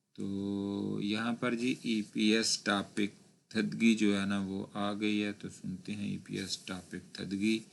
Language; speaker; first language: Urdu; non-native, local second language; Punjabi